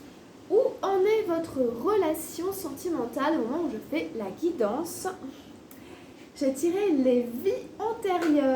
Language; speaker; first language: French; native; French